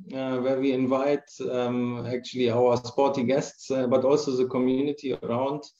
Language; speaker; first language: English; non-native, fluent; German